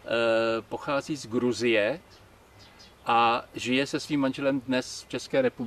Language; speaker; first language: Czech; native; Czech